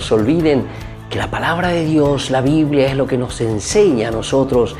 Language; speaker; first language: Spanish; native; Spanish